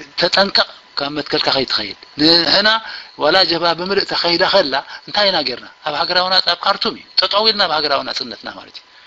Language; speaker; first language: Tigrinya; native; Tigrinya